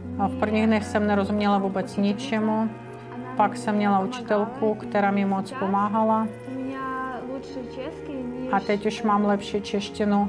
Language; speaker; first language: Czech; non-native, learner; Ukrainian